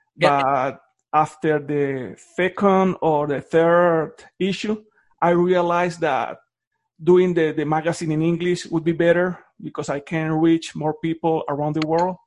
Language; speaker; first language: English; non-native, fluent; Spanish